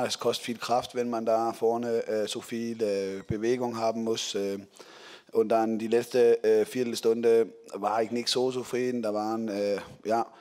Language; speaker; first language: German; non-native, fluent; Danish